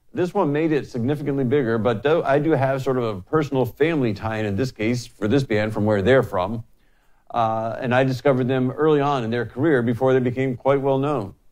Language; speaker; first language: English; native; English